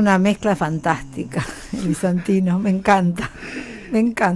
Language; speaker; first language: Spanish; native; Spanish